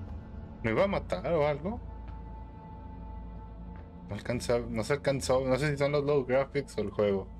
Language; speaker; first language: Spanish; native; Spanish